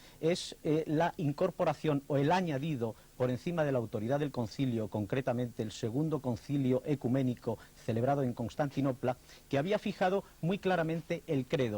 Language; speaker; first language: Spanish; native; Spanish